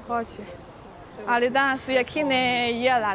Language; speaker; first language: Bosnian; non-native, learner; Chinese